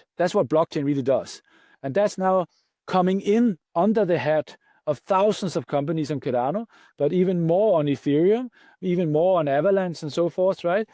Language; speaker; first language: English; non-native, fluent; Danish